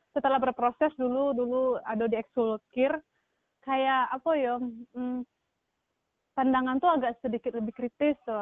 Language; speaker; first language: Indonesian; non-native, local second language; Minangkabau